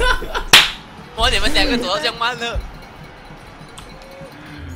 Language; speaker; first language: Chinese; native; Chinese